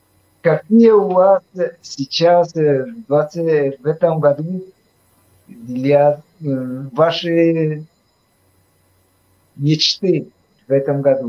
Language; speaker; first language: Russian; non-native, fluent; Spanish